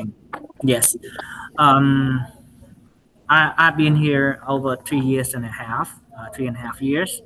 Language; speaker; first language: English; non-native, learner; Vietnamese